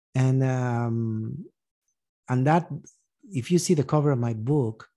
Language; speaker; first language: English; non-native, fluent; Spanish